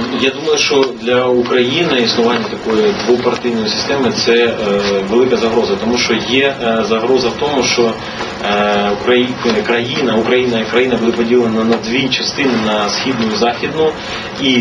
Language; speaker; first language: Ukrainian; native; Ukrainian